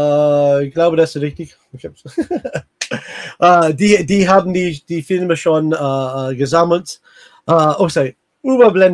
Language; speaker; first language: German; non-native, fluent; English